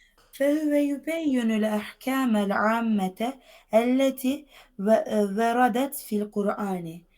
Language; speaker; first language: Arabic; non-native, fluent; Turkish